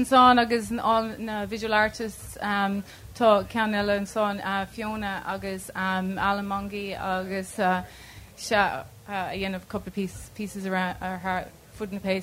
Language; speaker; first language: Irish; non-native, local second language; English